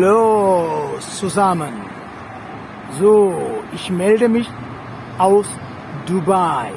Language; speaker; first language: German; non-native, fluent; Sinhala